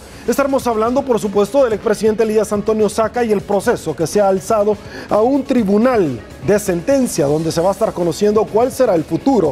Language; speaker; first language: Spanish; native; Spanish